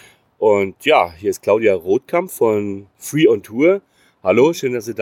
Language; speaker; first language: German; native; German